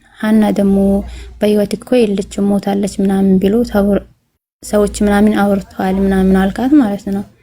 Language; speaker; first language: Amharic; non-native, local second language; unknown